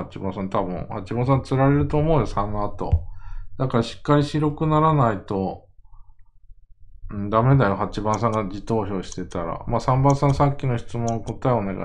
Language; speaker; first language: Japanese; native; Japanese